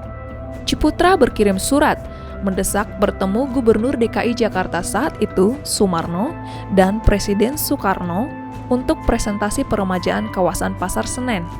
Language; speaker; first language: Indonesian; native; Indonesian